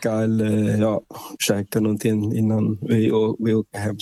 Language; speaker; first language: Swedish; non-native, fluent; Vietnamese